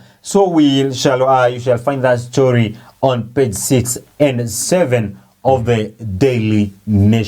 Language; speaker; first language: English; non-native, local second language; Swahili